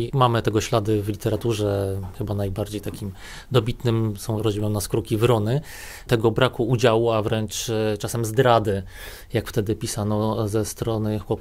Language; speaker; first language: Polish; native; Polish